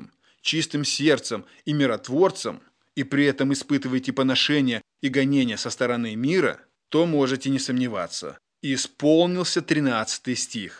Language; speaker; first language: Russian; native; Russian